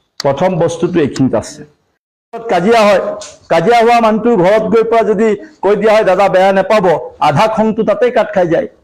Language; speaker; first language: Assamese; non-native, local second language; Marwari